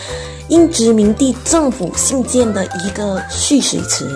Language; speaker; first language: Chinese; native; Chinese